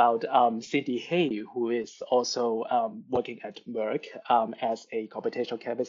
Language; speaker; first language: English; non-native, local second language; Cantonese